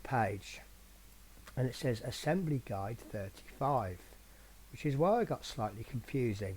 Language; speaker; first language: English; native; English